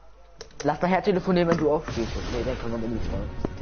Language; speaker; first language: German; native; German